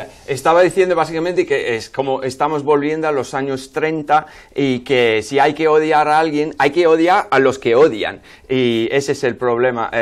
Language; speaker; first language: Spanish; non-native, fluent; English